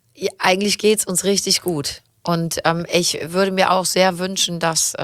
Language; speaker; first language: German; native; German